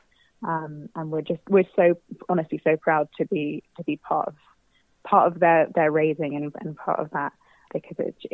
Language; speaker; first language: English; native; English